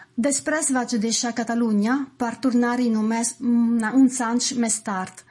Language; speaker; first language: Catalan; non-native, fluent; Italian